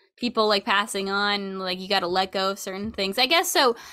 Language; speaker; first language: English; native; English